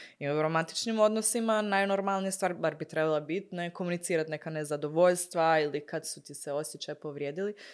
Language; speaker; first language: Croatian; early bilingual, heritage; Croatian